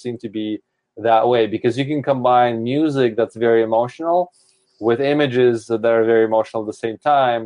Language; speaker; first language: English; native; English